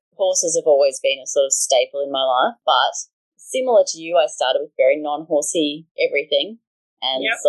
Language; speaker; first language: English; native; English